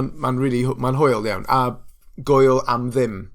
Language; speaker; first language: Welsh; non-native, local second language; English